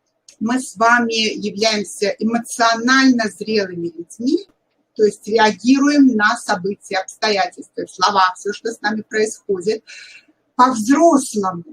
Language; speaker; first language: Russian; native; Russian